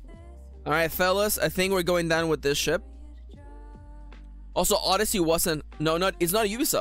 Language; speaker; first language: English; native; English